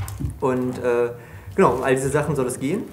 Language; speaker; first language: German; native; German